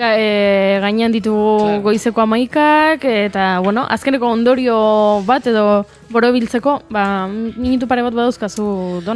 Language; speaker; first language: Basque; native; Basque